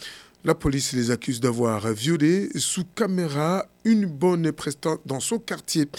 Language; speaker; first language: French; non-native, local second language; Rundi